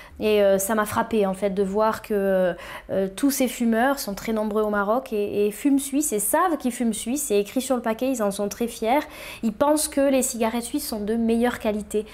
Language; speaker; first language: French; native; French